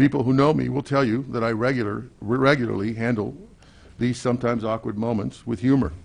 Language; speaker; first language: English; native; English